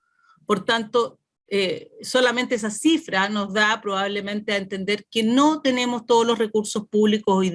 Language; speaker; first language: Spanish; native; Spanish